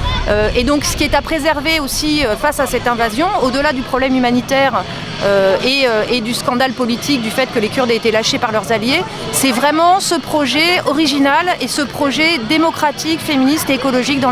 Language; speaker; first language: French; native; French